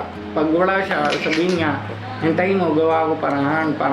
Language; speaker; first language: Filipino; non-native, learner; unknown